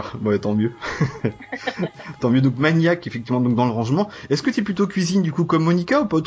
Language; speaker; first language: French; native; French